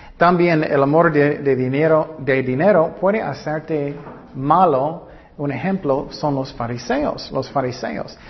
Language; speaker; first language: Spanish; non-native, learner; English